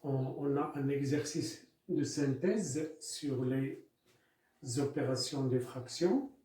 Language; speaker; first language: French; non-native, local second language; Arabic